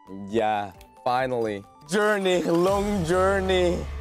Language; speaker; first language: English; non-native, learner; Korean